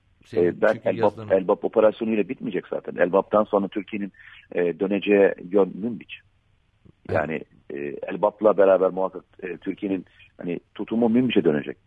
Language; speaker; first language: Turkish; native; Turkish